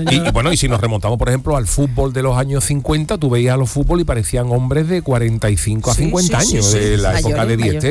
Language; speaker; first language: Spanish; native; Spanish